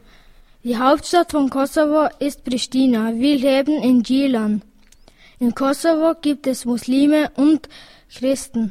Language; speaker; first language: German; early bilingual, other home language; Albanian